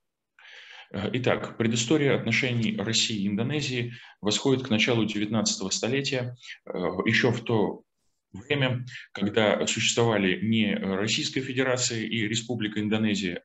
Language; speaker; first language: Russian; native; Russian